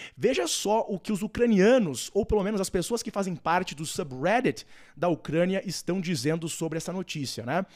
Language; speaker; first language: Portuguese; native; Portuguese